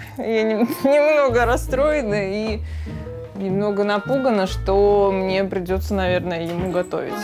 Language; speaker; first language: Russian; native; Russian